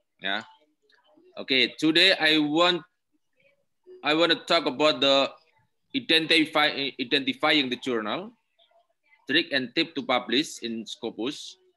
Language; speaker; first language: English; non-native, learner; Indonesian